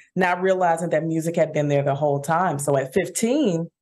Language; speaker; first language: English; native; English